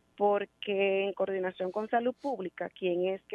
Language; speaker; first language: Spanish; native; Spanish